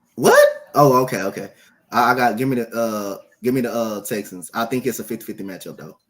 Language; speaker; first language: English; native; English